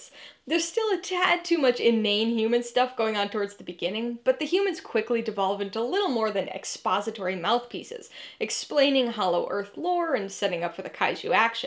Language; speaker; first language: English; native; English